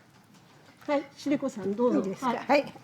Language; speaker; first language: Japanese; non-native, fluent; French